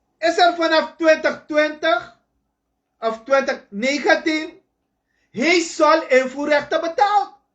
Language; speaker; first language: Dutch; native; Dutch